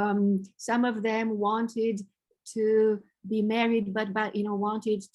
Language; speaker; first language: English; non-native, fluent; Romanian